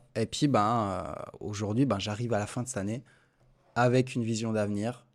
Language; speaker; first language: French; native; French